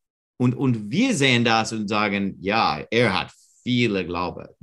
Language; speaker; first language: German; non-native, learner; English